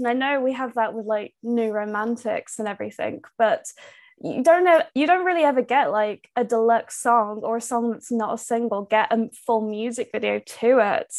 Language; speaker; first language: English; native; English